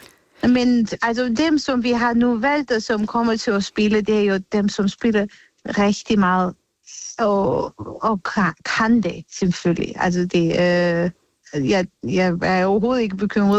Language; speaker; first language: Danish; non-native, fluent; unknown